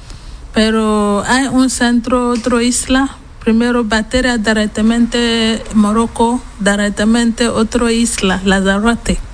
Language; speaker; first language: Spanish; non-native, learner; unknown